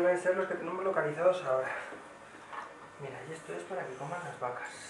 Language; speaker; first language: Spanish; native; Spanish